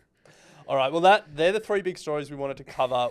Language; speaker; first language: English; native; English